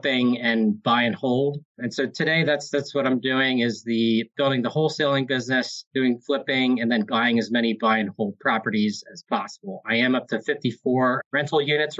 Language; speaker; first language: English; native; English